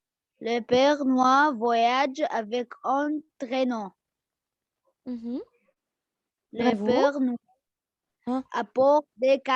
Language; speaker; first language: French; non-native, learner; Arabic